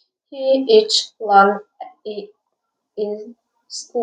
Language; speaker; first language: English; non-native, learner; Vietnamese